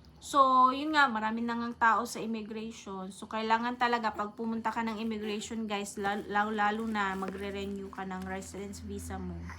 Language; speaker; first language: Filipino; non-native, local second language; Cebuano